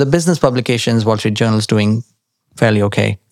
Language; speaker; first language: English; non-native, local second language; Marathi